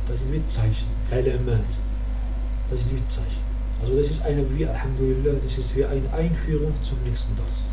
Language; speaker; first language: German; non-native, learner; Arabic